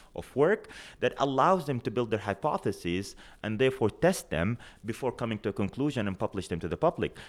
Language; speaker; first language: English; non-native, fluent; Arabic